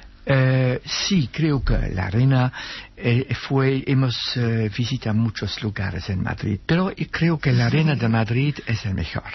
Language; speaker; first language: Spanish; non-native, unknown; Dutch